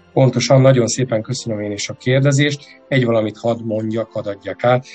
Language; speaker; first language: Hungarian; native; Hungarian